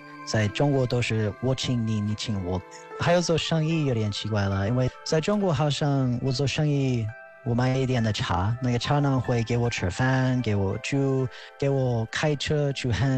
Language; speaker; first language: Chinese; non-native, fluent; English